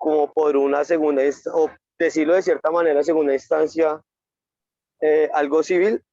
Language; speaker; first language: Spanish; native; Spanish